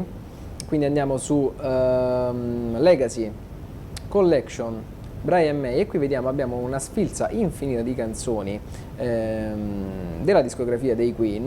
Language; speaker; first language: Italian; native; Italian